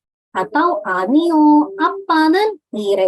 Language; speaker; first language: Korean; non-native, fluent; Indonesian